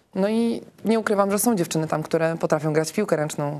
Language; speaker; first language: Polish; native; Polish